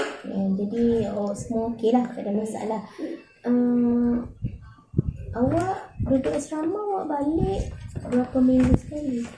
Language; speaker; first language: Malay; native; Malay